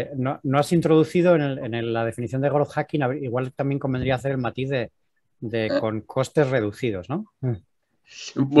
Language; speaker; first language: Spanish; native; Spanish